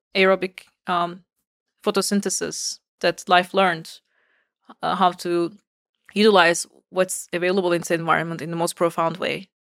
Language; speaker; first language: English; non-native, fluent; Turkish